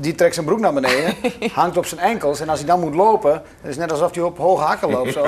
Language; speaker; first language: Dutch; native; Dutch